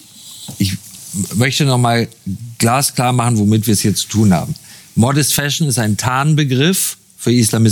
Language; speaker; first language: German; native; German